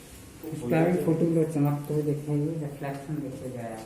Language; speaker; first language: Hindi; native; Hindi